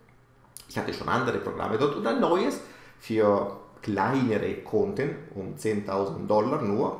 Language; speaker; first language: German; non-native, fluent; Italian